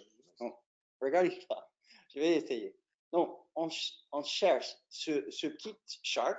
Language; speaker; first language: French; non-native, fluent; English